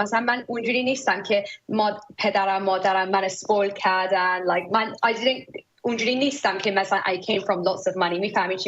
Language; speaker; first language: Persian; early bilingual, heritage; Persian